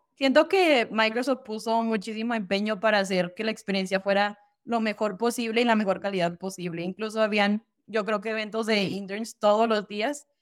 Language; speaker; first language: Spanish; native; Spanish